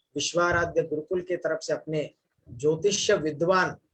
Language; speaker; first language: Hindi; non-native, local second language; Kannada